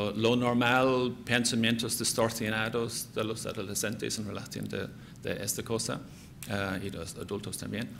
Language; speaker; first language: Spanish; non-native, fluent; English